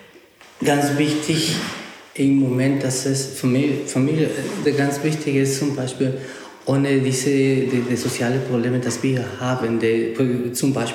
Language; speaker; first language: German; non-native, fluent; Spanish